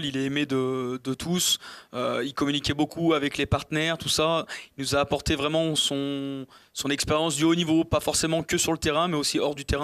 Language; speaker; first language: French; native; French